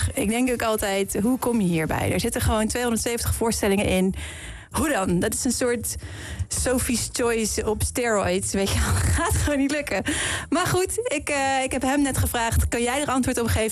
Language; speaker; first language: Dutch; native; Dutch